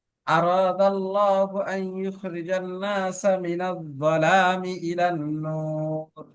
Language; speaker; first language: Arabic; non-native, fluent; Bangla